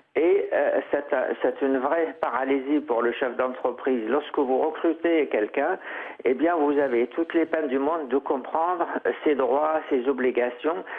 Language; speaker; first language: French; non-native, fluent; Arabic